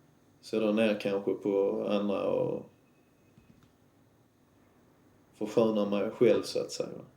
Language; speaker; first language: Swedish; native; Swedish